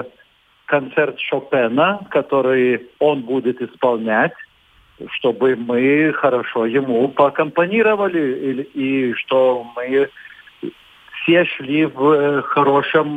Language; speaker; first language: Russian; non-native, fluent; Lithuanian